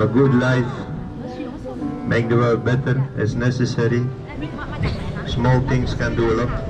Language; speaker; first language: English; non-native, fluent; Dutch